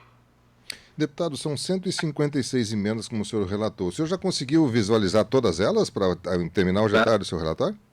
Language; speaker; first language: Portuguese; native; Portuguese